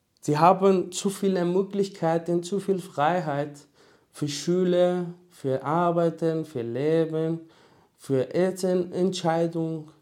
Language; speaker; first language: German; non-native, learner; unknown